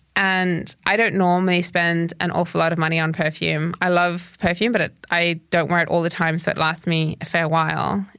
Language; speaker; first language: English; native; English